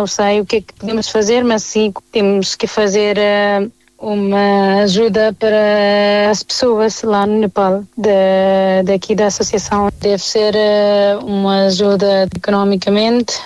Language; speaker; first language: Portuguese; non-native, fluent; Nepali